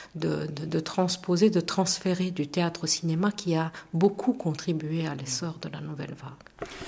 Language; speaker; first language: French; non-native, fluent; Romanian